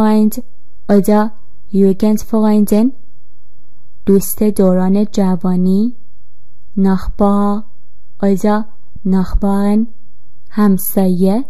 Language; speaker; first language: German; non-native, fluent; Persian